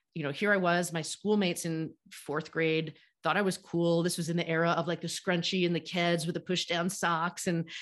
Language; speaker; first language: English; native; English